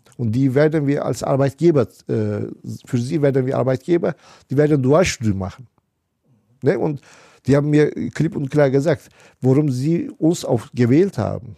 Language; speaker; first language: German; non-native, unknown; Turkish